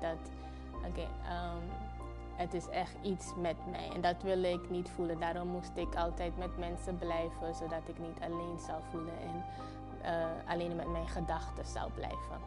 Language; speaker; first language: Dutch; early bilingual, other home language; Papiamento